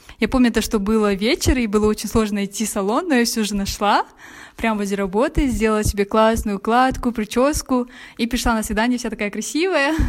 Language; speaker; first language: Russian; native; Russian